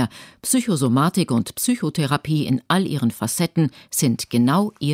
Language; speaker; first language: German; native; German